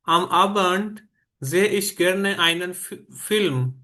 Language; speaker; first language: German; non-native, fluent; Hindi